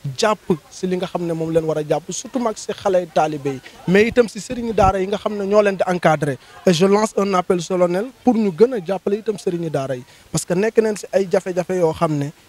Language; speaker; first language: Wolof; native; Wolof